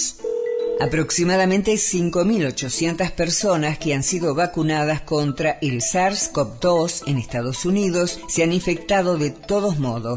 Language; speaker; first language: Spanish; native; Spanish